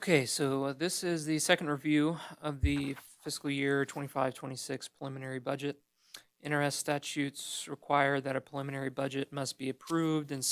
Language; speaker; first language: English; native; English